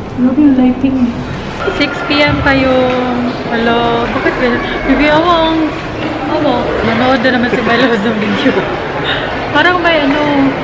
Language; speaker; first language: Filipino; non-native, local second language; Cebuano